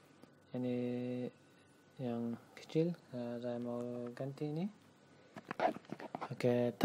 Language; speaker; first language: Indonesian; non-native, learner; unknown